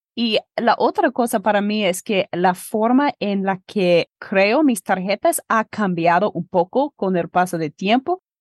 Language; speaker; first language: Spanish; non-native, fluent; English